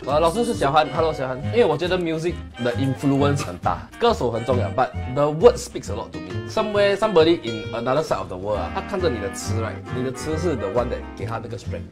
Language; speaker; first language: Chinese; native; Chinese